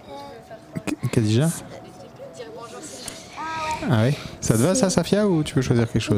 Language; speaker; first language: French; native; French